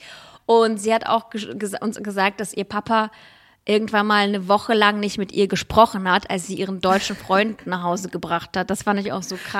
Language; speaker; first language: German; early bilingual, other home language; Russian